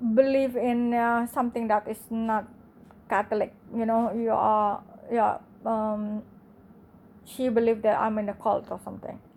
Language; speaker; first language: English; non-native, fluent; Indonesian